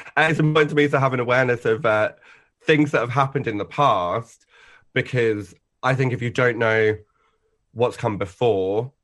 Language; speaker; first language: English; native; English